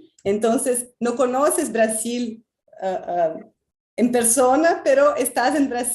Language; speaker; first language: Spanish; non-native, fluent; Portuguese